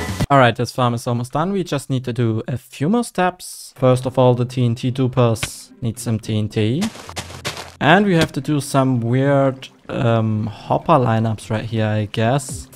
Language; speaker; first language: English; non-native, fluent; German